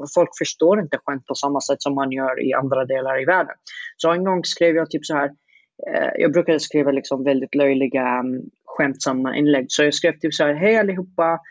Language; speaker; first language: Swedish; non-native, fluent; Arabic